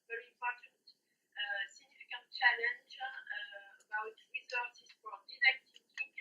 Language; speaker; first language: English; non-native, fluent; French